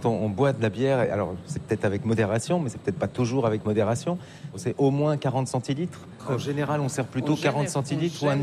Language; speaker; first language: French; native; French